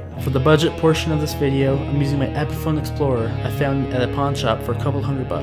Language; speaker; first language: English; native; English